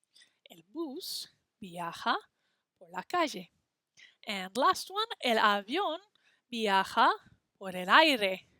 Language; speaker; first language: Spanish; non-native, fluent; English